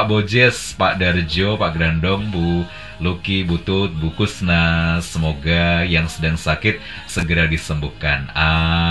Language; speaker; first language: Indonesian; native; Indonesian